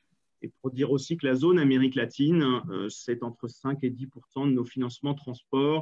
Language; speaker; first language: French; native; French